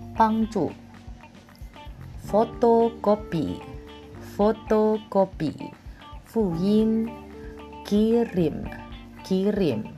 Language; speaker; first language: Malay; non-native, fluent; Chinese